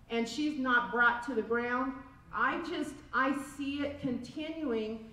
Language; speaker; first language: English; native; English